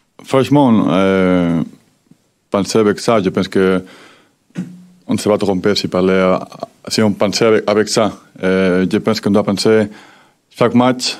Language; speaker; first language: French; non-native, fluent; Spanish